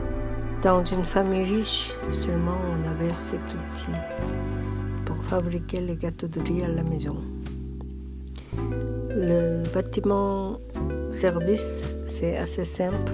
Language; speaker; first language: French; non-native, learner; Korean